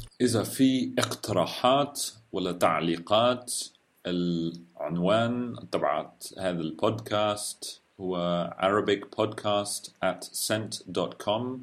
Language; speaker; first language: Arabic; non-native, fluent; English